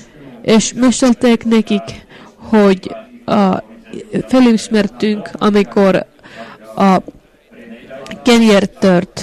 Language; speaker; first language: Hungarian; non-native, fluent; Finnish